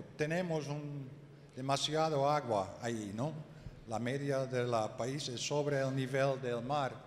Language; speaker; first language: Spanish; non-native, learner; Dutch